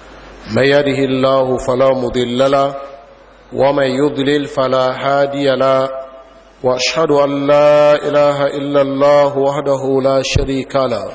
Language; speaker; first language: Arabic; non-native, fluent; Hausa